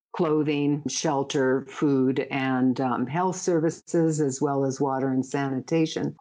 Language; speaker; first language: English; native; English